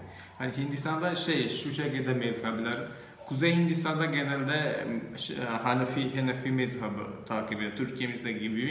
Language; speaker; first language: Turkish; non-native, fluent; Malayalam